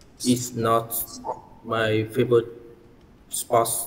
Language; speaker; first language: English; non-native, learner; Vietnamese